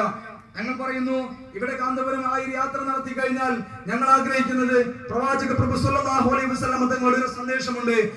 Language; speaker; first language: Malayalam; native; Malayalam